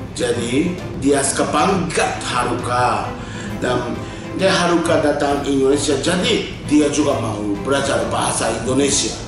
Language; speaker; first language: Indonesian; non-native, learner; Japanese